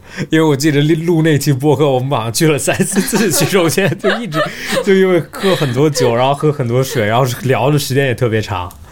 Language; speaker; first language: Chinese; early bilingual, heritage; Chinese